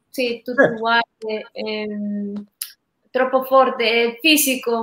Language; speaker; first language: Italian; non-native, learner; Spanish